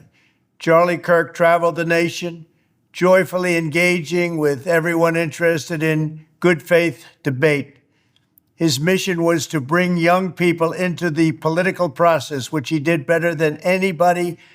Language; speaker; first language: English; native; English